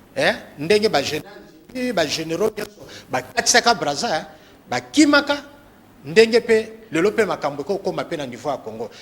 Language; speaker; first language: Lingala; native; Lingala